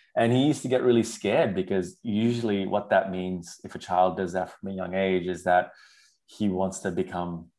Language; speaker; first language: English; non-native, local second language; Sinhala